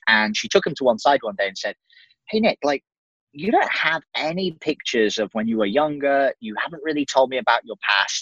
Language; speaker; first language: English; native; English